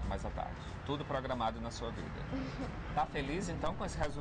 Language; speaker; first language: Portuguese; native; Portuguese